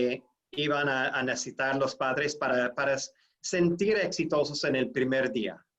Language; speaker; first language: Spanish; non-native, fluent; English